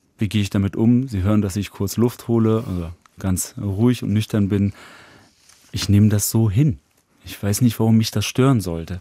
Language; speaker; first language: German; native; German